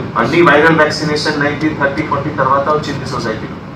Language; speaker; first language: Telugu; non-native, fluent; Hindi